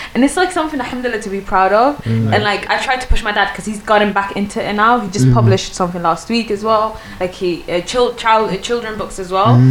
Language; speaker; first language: English; non-native, fluent; Swedish